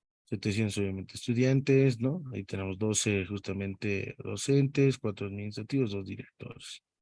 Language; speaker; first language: Spanish; native; Spanish